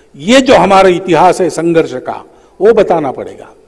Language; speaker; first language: Hindi; native; Hindi